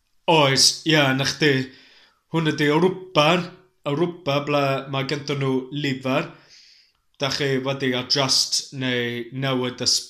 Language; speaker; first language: Welsh; non-native, learner; English